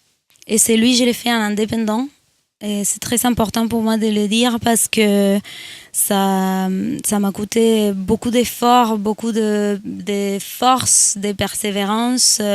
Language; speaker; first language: French; non-native, fluent; Spanish